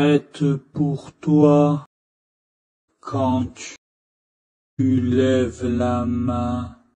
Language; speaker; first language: French; non-native, fluent; Chinese